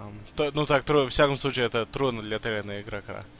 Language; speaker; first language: Russian; early bilingual, heritage; Russian